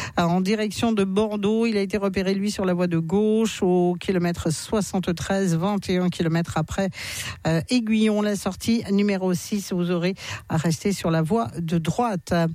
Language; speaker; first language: French; native; French